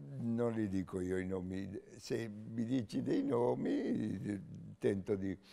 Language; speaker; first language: Italian; native; Italian